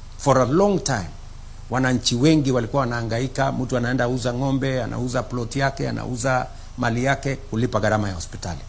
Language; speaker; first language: Swahili; non-native, local second language; Kalenjin